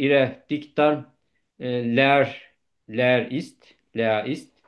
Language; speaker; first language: German; non-native, learner; Turkish